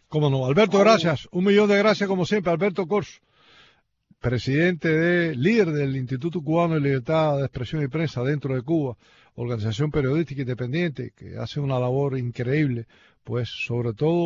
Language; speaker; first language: Spanish; native; Spanish